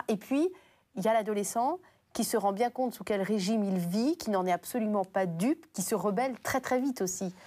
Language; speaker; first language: French; native; French